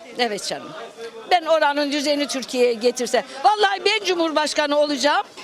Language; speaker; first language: Turkish; native; Turkish